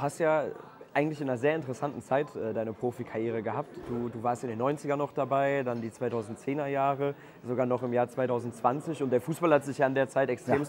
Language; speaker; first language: German; native; German